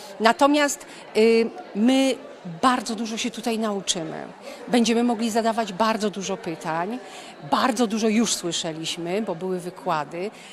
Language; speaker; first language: Polish; native; Polish